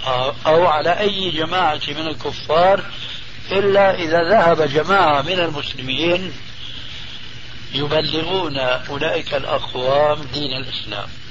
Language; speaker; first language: Arabic; early bilingual, other home language; Albanian